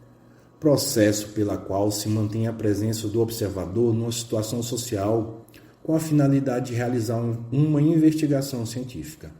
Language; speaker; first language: Portuguese; native; Portuguese